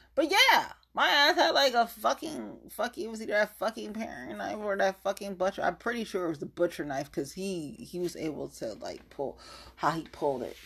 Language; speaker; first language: English; native; English